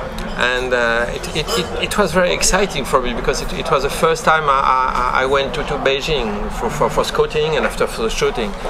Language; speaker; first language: English; non-native, learner; French